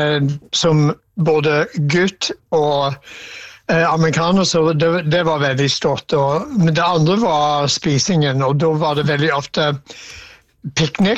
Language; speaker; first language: Norwegian; non-native, fluent; English